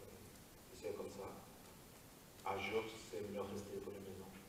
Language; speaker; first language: French; non-native, learner; Portuguese